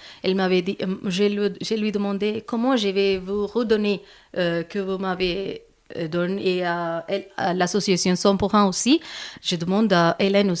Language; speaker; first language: French; non-native, learner; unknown